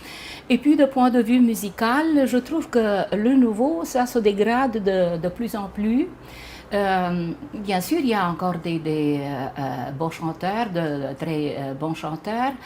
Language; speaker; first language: French; non-native, fluent; Romanian